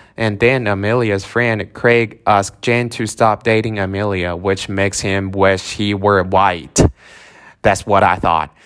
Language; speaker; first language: English; non-native, fluent; Chinese